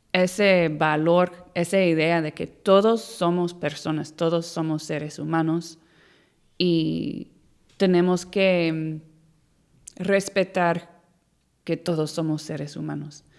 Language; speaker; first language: Spanish; non-native, fluent; English